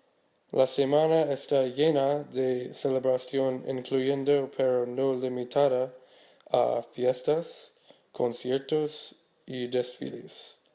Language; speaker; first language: Spanish; non-native, learner; English